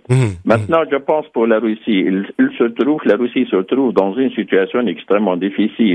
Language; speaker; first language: French; non-native, fluent; Arabic